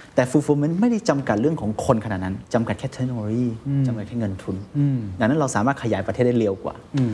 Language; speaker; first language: Thai; non-native, fluent; Chinese